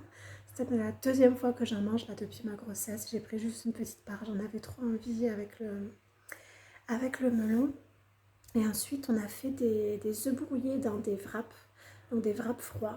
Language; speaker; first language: French; native; French